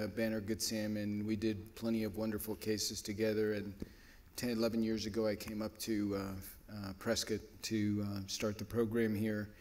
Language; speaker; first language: English; native; English